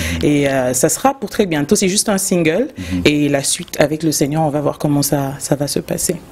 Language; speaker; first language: French; non-native, local second language; Lingala